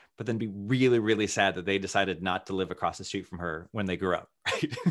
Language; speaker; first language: English; native; English